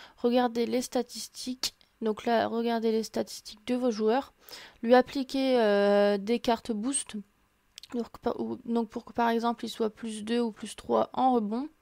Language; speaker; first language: French; native; French